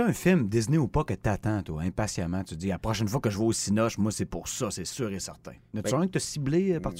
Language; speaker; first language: French; native; French